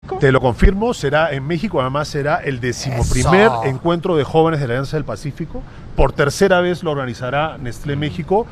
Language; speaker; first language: Spanish; native; Spanish